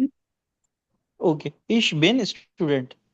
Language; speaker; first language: German; non-native, learner; Urdu